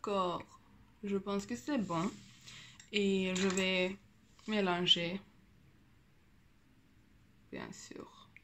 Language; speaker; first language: French; non-native, learner; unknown